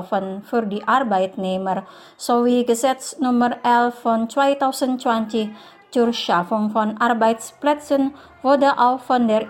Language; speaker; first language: German; non-native, fluent; Indonesian